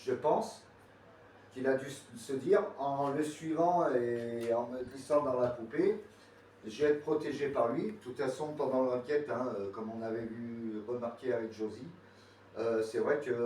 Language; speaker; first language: French; native; French